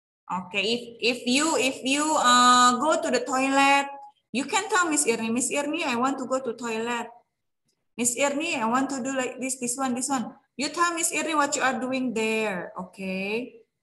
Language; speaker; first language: English; non-native, fluent; Indonesian